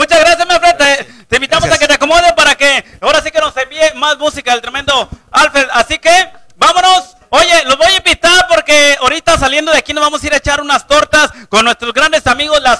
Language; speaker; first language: Spanish; native; Spanish